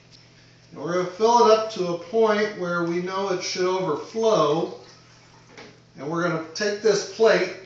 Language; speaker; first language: English; native; English